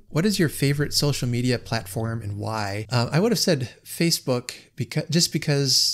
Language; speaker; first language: English; native; English